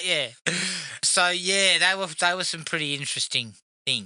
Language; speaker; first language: English; native; English